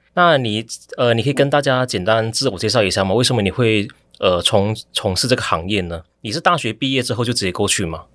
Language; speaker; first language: Chinese; native; Chinese